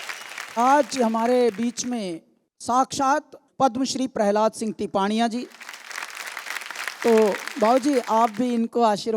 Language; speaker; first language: Hindi; native; Hindi